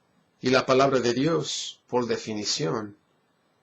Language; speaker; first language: Spanish; non-native, fluent; English